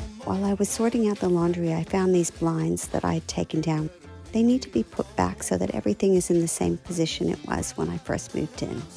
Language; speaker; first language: English; native; English